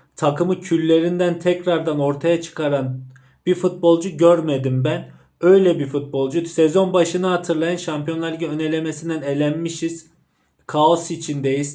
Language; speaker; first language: Turkish; native; Turkish